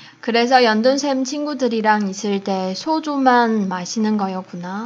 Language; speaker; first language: Korean; non-native, fluent; Chinese